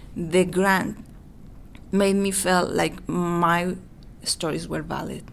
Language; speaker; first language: English; non-native, fluent; Spanish